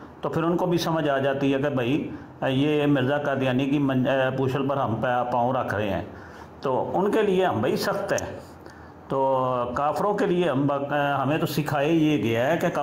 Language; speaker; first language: Urdu; non-native, local second language; Punjabi